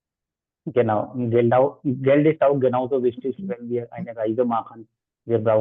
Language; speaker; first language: German; non-native, fluent; Hindi